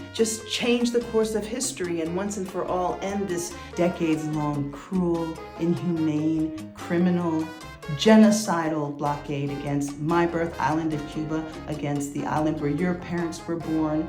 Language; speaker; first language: English; early bilingual, other home language; Spanish